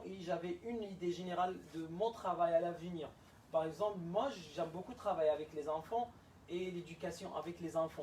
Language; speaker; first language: French; non-native, fluent; Arabic